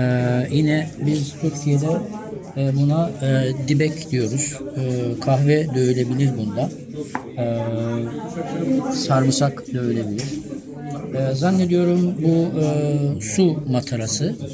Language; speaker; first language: Turkish; native; Turkish